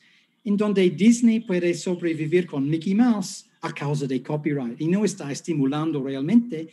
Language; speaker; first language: Spanish; non-native, fluent; English